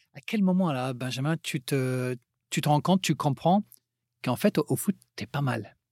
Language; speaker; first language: French; non-native, fluent; English